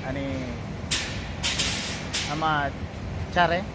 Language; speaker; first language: Korean; non-native, learner; Filipino